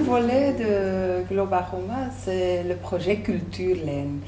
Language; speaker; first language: French; native; French